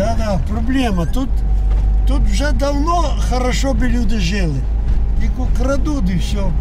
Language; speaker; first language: Russian; non-native, local second language; Ukrainian